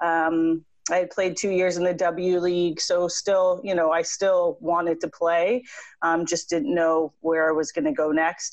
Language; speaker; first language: English; native; English